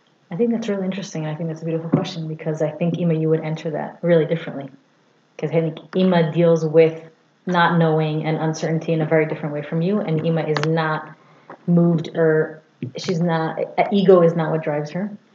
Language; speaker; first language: English; early bilingual, other home language; Hebrew